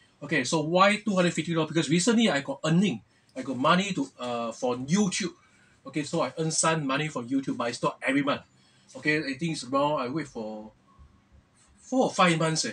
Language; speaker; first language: English; non-native, local second language; Chinese